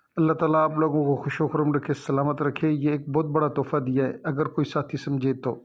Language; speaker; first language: Urdu; non-native, local second language; Sindhi